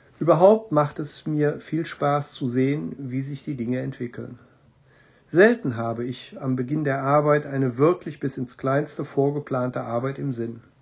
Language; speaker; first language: German; native; German